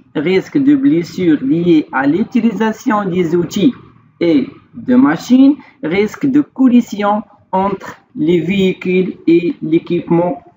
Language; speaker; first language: French; non-native, local second language; Arabic